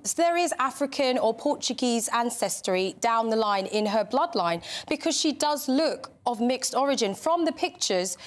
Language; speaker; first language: English; native; English